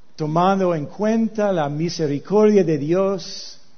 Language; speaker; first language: Spanish; non-native, learner; English